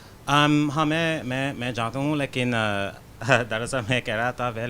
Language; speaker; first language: Hindi; non-native, fluent; English